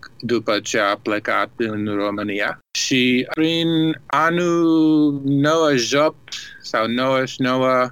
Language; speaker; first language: Romanian; early bilingual, heritage; Romanian